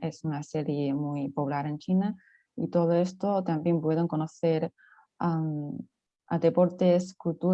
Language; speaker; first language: Spanish; non-native, fluent; Chinese